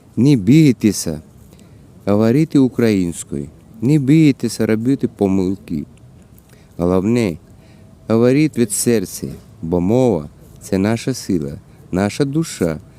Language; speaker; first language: Ukrainian; non-native, local second language; Russian